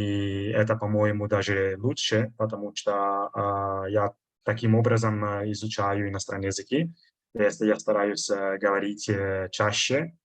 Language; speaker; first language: Russian; non-native, fluent; Italian